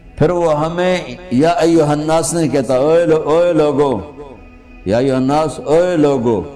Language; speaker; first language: Urdu; non-native, local second language; Punjabi